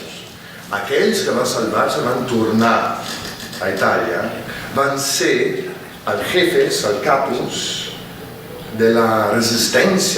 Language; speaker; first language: Catalan; non-native, fluent; Italian